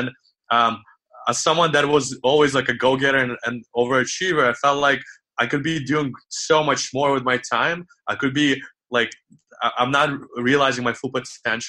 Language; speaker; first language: English; early bilingual, other home language; Ukrainian